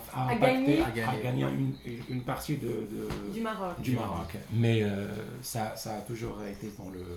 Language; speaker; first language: French; non-native, local second language; Arabic